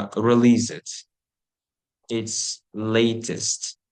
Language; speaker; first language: English; non-native, fluent; Uzbek